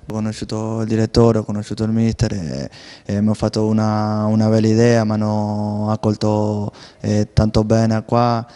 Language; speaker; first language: Italian; non-native, learner; Spanish